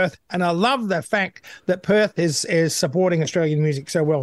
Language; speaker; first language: English; native; English